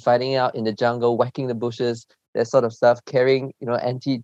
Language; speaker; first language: English; early bilingual, other home language; Chinese